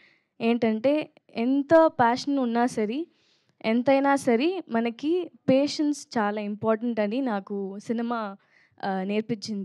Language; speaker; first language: Telugu; non-native, learner; Tamil